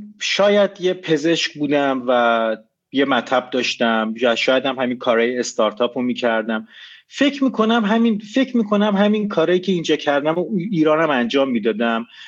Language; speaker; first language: Persian; native; Persian